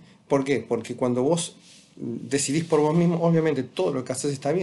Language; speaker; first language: Spanish; native; Spanish